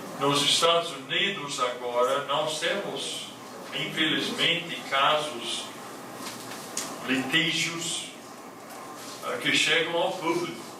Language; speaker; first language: Portuguese; non-native, fluent; English